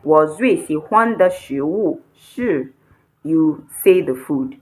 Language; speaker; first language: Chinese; non-native, fluent; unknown